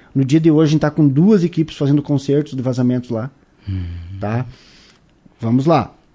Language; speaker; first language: Portuguese; native; Portuguese